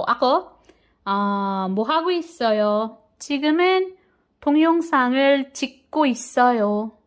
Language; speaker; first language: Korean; non-native, fluent; Filipino